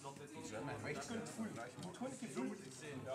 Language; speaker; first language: Dutch; native; Dutch